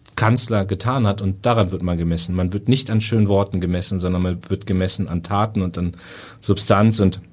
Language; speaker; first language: German; native; German